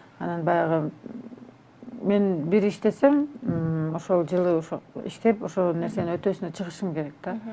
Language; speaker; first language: Kyrgyz; native; Kyrgyz